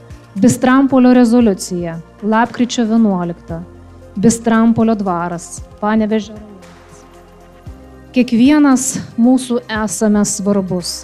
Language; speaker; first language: Lithuanian; native; Lithuanian